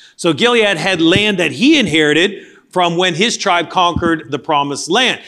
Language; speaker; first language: English; native; English